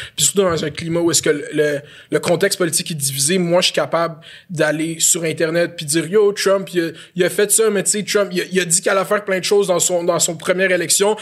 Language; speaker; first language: French; native; French